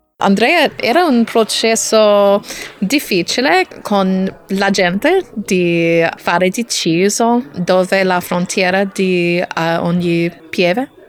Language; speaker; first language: Italian; non-native, learner; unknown